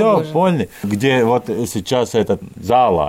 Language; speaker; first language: Russian; non-native, learner; Latvian